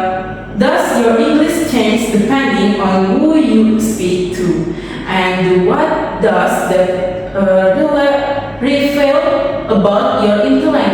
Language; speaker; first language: English; non-native, learner; Indonesian